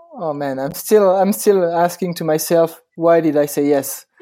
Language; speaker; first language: English; non-native, fluent; French